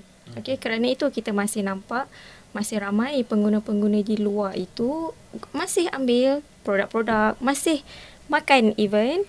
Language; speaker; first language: Malay; native; Malay